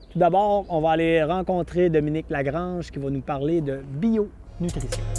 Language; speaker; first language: French; native; French